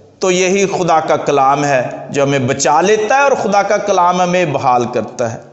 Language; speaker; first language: Urdu; non-native, local second language; Punjabi